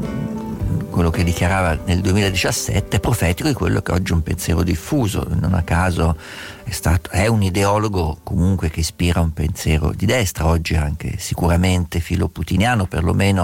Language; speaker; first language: Italian; native; Italian